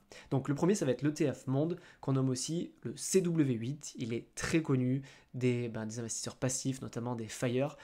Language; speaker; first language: French; native; French